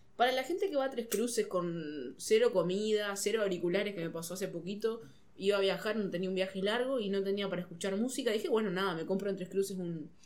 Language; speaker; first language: Spanish; native; Spanish